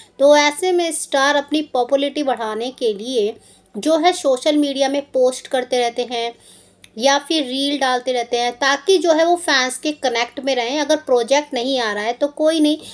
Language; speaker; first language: Hindi; native; Hindi